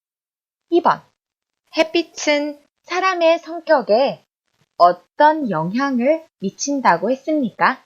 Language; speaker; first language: Korean; native; Korean